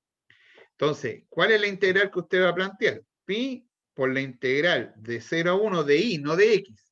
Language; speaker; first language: Spanish; native; Spanish